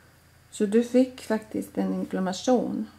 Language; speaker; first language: Swedish; non-native, fluent; Latvian